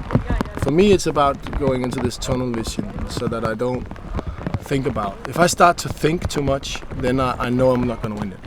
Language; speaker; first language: English; non-native, fluent; Danish